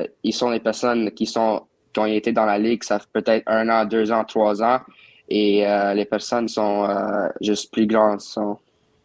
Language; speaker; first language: French; non-native, local second language; English